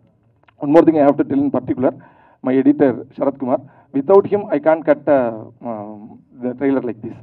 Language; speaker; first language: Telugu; early bilingual, heritage; Telugu